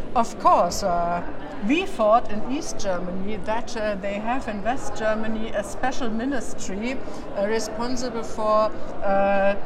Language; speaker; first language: English; non-native, learner; German